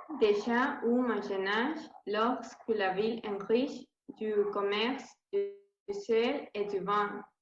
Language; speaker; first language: French; non-native, learner; Spanish